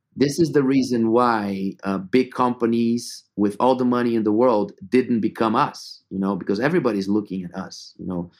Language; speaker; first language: English; non-native, fluent; Portuguese